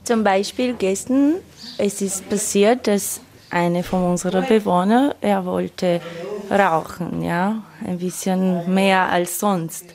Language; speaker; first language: German; non-native, learner; Romanian